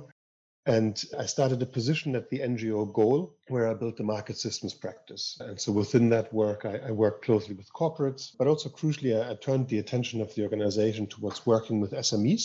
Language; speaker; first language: English; non-native, fluent; German